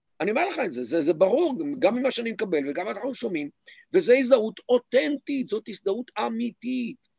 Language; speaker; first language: Hebrew; native; Hebrew